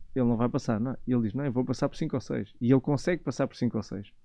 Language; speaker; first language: Portuguese; native; Portuguese